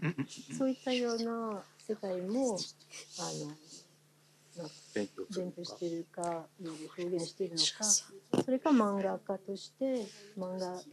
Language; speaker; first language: Japanese; non-native, fluent; French